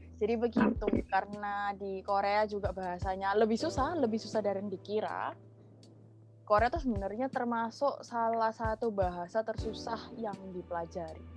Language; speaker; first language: Indonesian; native; Indonesian